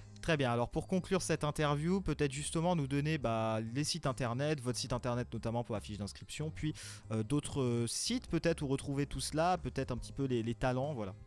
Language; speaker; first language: French; native; French